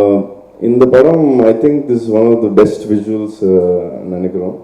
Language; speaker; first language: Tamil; non-native, learner; Telugu